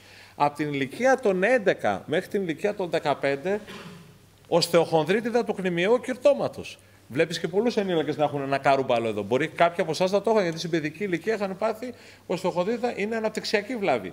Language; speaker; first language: Greek; native; Greek